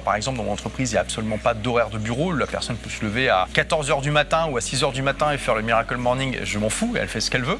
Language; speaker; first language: French; native; French